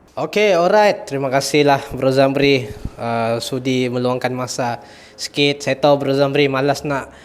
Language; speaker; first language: Malay; native; Malay